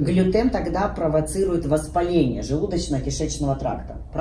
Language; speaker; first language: Russian; native; Russian